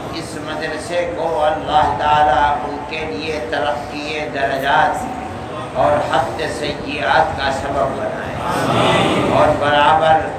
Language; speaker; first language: Urdu; native; Urdu